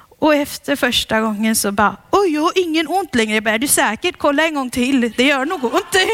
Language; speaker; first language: Swedish; early bilingual, heritage; Swedish